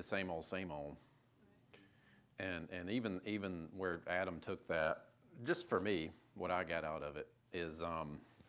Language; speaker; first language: English; native; English